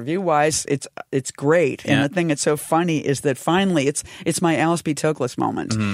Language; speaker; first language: English; native; English